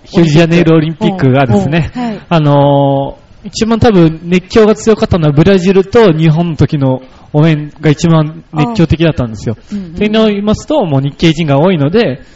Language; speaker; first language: Japanese; early bilingual, other home language; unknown